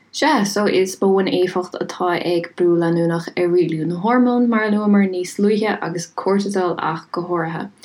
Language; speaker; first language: Irish; native; Irish